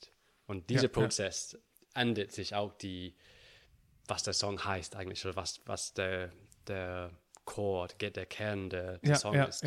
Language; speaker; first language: German; non-native, learner; English